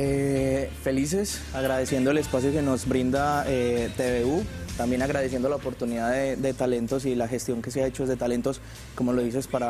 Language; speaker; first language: Spanish; native; Spanish